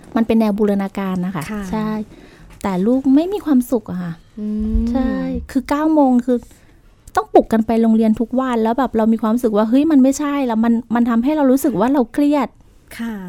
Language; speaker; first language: Thai; native; Thai